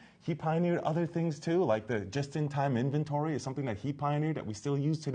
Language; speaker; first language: English; native; English